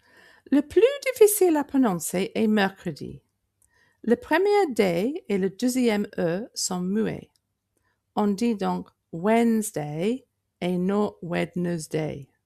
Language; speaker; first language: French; non-native, fluent; English